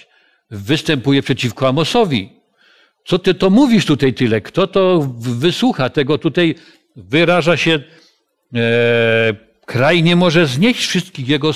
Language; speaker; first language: Polish; native; Polish